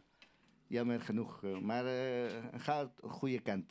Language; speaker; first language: Dutch; non-native, learner; Aymara